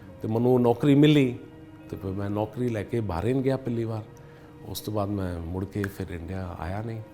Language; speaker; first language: Punjabi; early bilingual, heritage; Punjabi